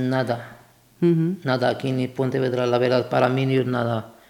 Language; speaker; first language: Spanish; non-native, learner; Arabic